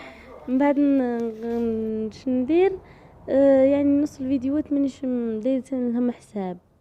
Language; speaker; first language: Arabic; native; Arabic